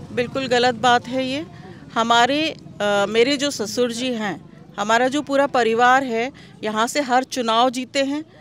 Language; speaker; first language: Hindi; native; Hindi